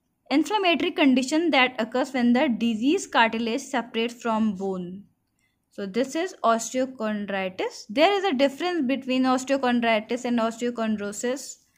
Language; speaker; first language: English; non-native, local second language; Hindi